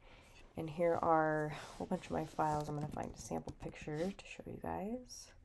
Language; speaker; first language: English; native; English